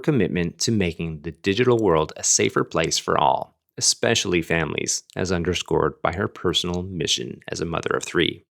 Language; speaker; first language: English; native; English